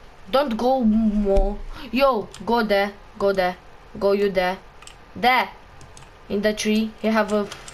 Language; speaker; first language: English; non-native, learner; Romanian